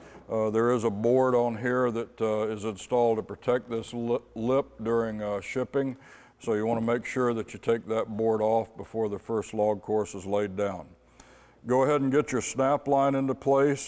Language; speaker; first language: English; native; English